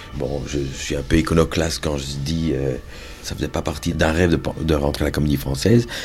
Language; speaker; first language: French; native; French